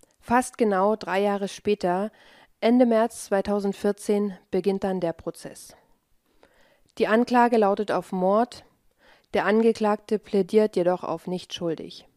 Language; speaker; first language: German; native; German